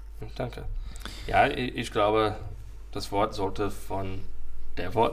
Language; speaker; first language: German; non-native, fluent; English